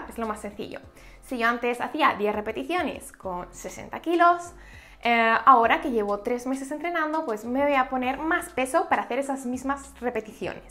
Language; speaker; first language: Spanish; native; Spanish